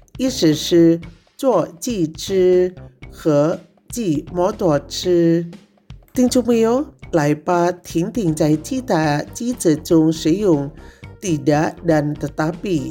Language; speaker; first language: Chinese; non-native, fluent; Indonesian